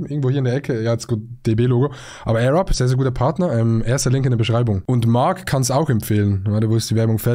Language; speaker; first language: German; native; German